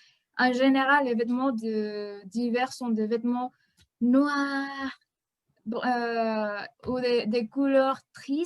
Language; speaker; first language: French; non-native, fluent; Spanish